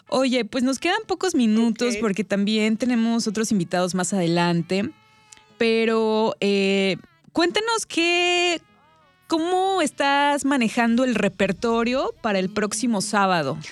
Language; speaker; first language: Spanish; native; Spanish